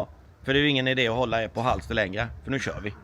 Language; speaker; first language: Swedish; native; Swedish